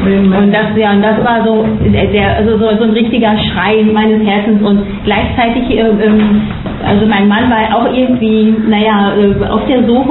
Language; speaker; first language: German; non-native, fluent; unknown